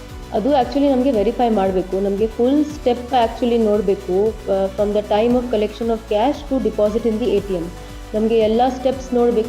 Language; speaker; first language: Kannada; non-native, fluent; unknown